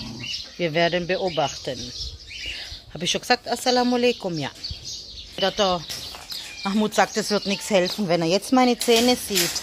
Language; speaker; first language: German; native; German